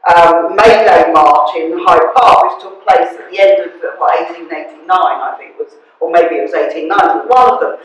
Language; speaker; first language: English; native; English